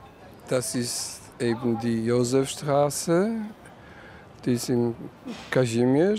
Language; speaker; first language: German; non-native, fluent; Polish